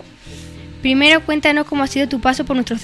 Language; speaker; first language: Spanish; native; Spanish